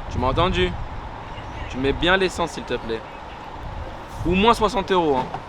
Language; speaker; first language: French; native; French